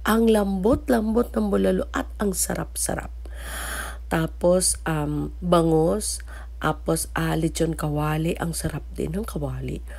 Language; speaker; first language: Filipino; native; Filipino